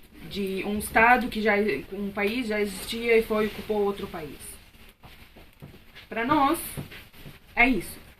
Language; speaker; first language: Portuguese; non-native, fluent; Arabic